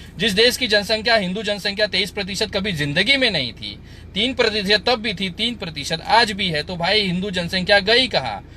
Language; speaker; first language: Hindi; native; Hindi